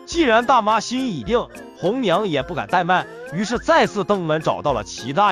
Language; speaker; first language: Chinese; native; Chinese